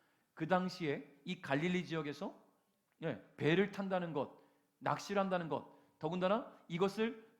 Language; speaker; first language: Korean; native; Korean